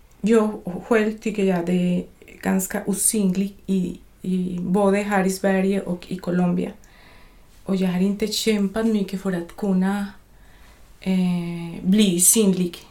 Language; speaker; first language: Swedish; non-native, fluent; Spanish